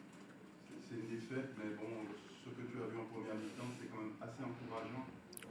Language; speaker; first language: French; native; French